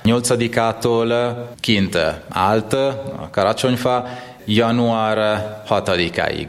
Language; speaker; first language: Hungarian; non-native, fluent; Italian